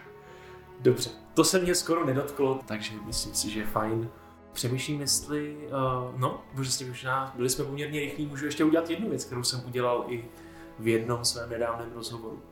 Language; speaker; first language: Czech; native; Czech